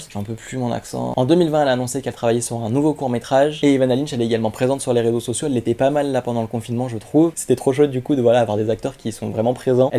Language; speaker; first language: French; native; French